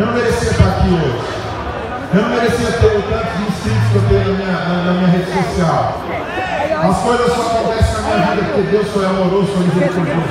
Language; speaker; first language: Portuguese; native; Portuguese